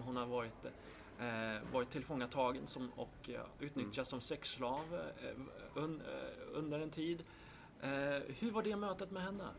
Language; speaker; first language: Swedish; native; Swedish